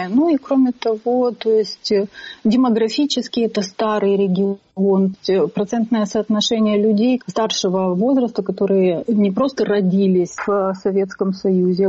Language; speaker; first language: Russian; native; Russian